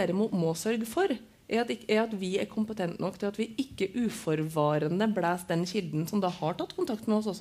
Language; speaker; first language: Norwegian; native; Norwegian